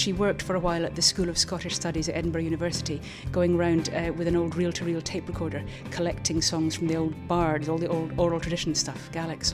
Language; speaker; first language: English; native; English